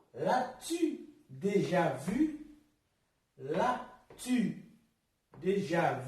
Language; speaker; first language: French; non-native, learner; Portuguese